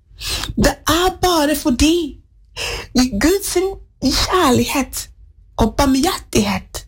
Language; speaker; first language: Norwegian; non-native, fluent; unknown